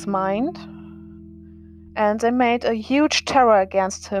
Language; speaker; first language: English; non-native, fluent; German